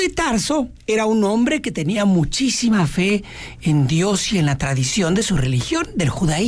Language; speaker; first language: Spanish; native; Spanish